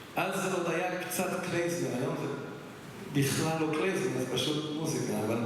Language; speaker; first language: Hebrew; early bilingual, other home language; English